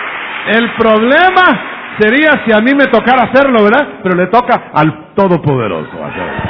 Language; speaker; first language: Spanish; native; Spanish